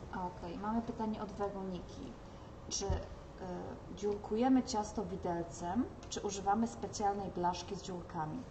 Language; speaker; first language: Polish; native; Polish